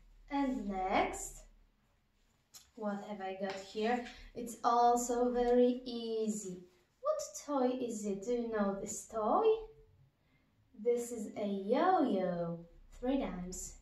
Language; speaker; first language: English; non-native, fluent; Polish